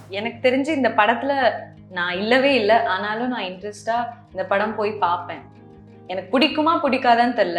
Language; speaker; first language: Tamil; non-native, local second language; Malayalam